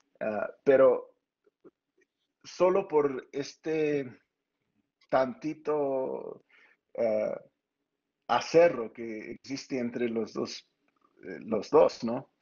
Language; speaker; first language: Spanish; early bilingual, heritage; Spanish